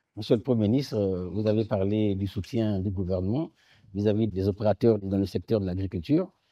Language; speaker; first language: French; native; French